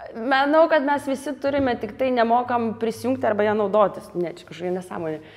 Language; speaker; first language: Lithuanian; early bilingual, other home language; Russian